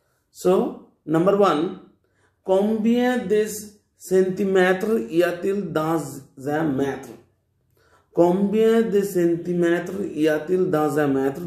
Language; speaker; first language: French; non-native, learner; Bangla